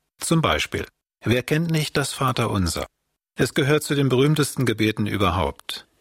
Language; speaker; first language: German; native; German